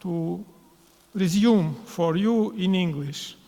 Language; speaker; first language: English; non-native, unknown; Latvian